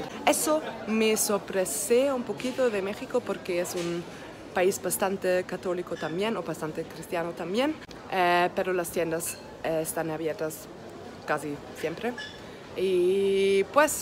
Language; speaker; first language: Spanish; non-native, learner; German